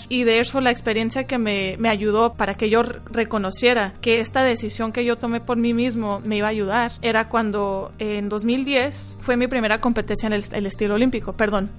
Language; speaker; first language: Spanish; early bilingual, heritage; Spanish